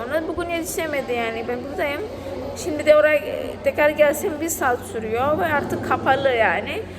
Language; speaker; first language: Turkish; non-native, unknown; Indonesian